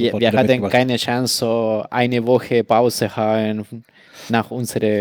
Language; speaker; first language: German; non-native, fluent; Spanish